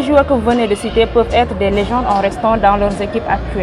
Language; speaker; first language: French; non-native, local second language; Wolof